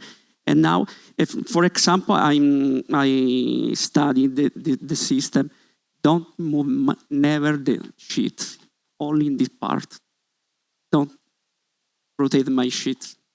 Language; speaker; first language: English; non-native, learner; Italian